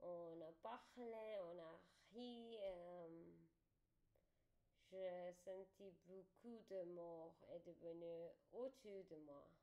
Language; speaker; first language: French; non-native, learner; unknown